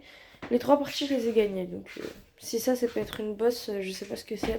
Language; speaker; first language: French; native; French